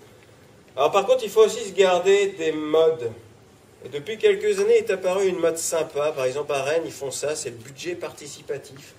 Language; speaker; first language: French; native; French